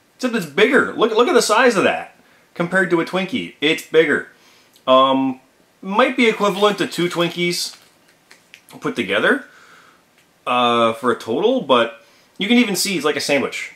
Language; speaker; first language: English; native; English